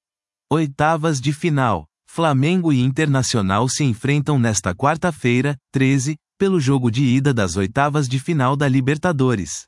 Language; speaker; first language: Portuguese; native; Portuguese